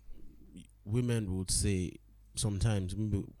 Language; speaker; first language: English; non-native, local second language; Yoruba